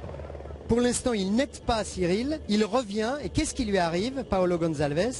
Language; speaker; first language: French; native; French